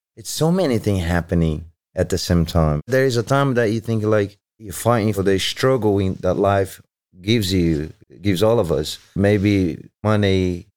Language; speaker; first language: English; non-native, fluent; Portuguese